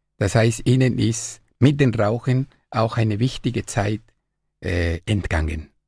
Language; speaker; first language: German; non-native, fluent; Spanish